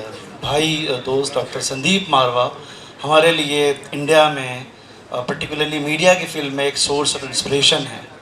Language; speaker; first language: Hindi; non-native, fluent; Persian